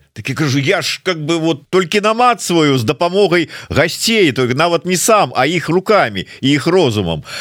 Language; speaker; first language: Belarusian; native; Belarusian